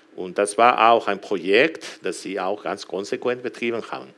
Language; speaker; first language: German; non-native, fluent; Galician